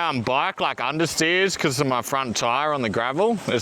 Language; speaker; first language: English; native; English